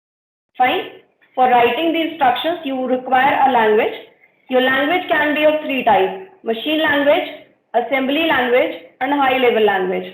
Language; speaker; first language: English; non-native, local second language; Hindi